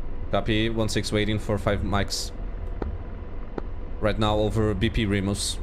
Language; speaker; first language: English; non-native, fluent; Portuguese